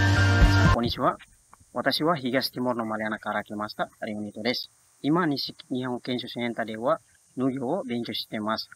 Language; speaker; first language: Japanese; non-native, learner; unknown